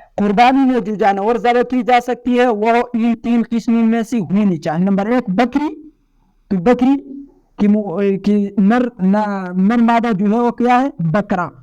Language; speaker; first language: Urdu; non-native, local second language; Pashto